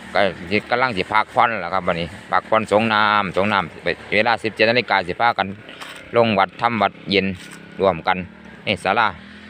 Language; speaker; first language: Thai; native; Thai